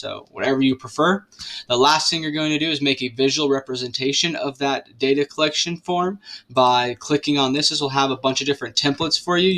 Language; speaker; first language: English; native; English